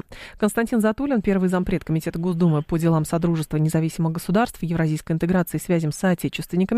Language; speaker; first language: Russian; native; Russian